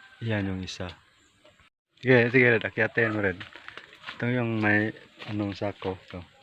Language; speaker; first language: Filipino; non-native, local second language; Cebuano